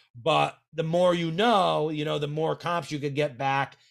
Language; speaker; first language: English; native; English